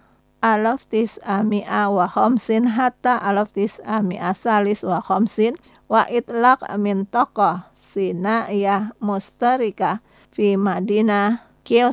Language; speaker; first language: Arabic; non-native, fluent; Indonesian